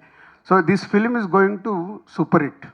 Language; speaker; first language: Telugu; native; Telugu